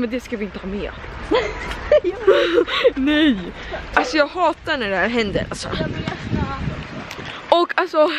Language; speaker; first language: Swedish; native; Swedish